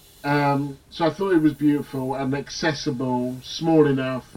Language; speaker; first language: English; native; English